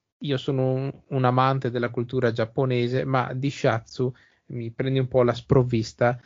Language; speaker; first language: Italian; native; Italian